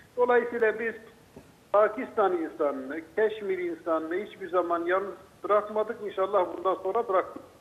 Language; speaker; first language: Turkish; native; Turkish